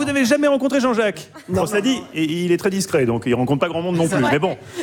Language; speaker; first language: French; native; French